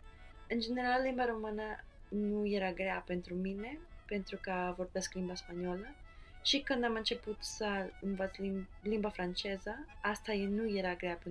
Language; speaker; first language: Romanian; non-native, learner; Spanish